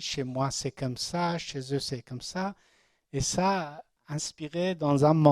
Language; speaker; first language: French; non-native, learner; Persian